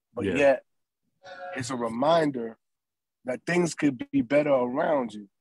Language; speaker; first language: English; native; English